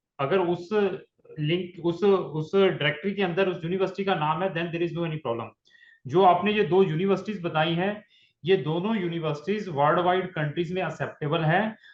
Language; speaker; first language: Hindi; non-native, local second language; Punjabi